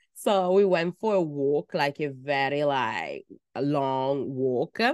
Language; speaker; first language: English; non-native, fluent; Italian